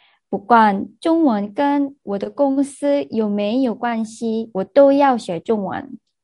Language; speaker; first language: Chinese; non-native, fluent; Korean